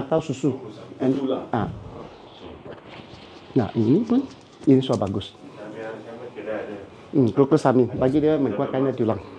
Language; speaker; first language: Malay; non-native, local second language; Cantonese